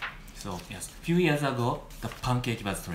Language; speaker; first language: English; non-native, learner; Japanese